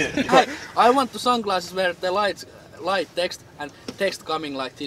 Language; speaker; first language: English; non-native, learner; Finnish